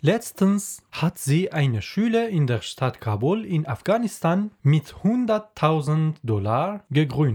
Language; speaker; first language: German; non-native, learner; Persian